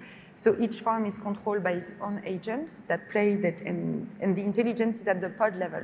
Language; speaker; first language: English; non-native, fluent; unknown